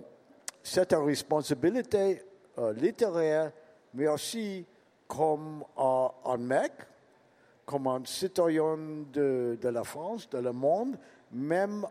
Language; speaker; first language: French; non-native, learner; English